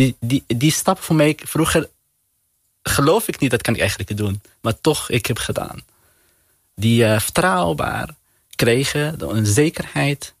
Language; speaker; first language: Dutch; non-native, fluent; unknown